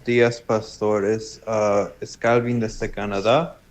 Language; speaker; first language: Spanish; non-native, learner; English